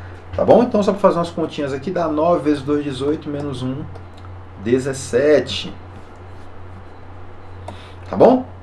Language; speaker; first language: Portuguese; native; Portuguese